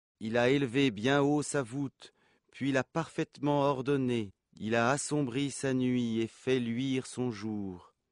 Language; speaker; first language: French; native; French